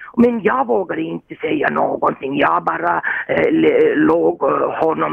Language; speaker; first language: Swedish; non-native, fluent; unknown